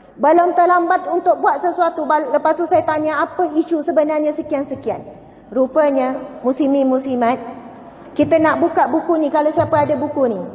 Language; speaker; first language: Malay; native; Malay